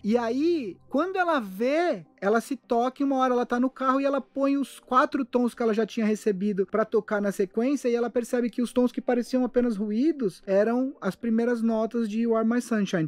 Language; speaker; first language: Portuguese; native; Portuguese